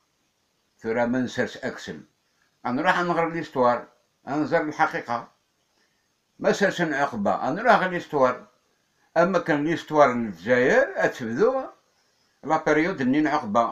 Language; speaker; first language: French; non-native, local second language; Kabyle